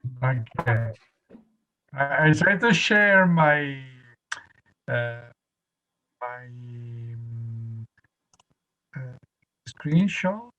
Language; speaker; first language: English; non-native, fluent; Italian